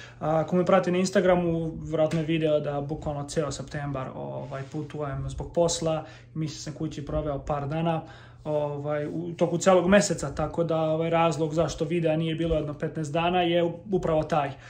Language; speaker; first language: Serbian; native; Serbian